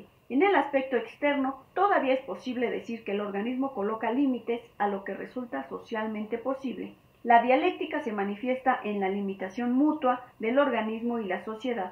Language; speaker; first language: Spanish; native; Spanish